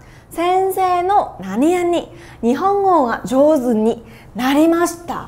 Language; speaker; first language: Japanese; non-native, fluent; Vietnamese